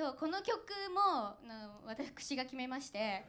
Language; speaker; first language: Japanese; native; Japanese